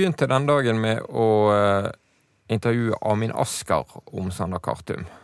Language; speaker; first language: Norwegian; native; Norwegian